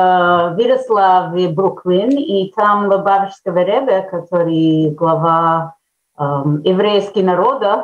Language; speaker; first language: Russian; early bilingual, heritage; Russian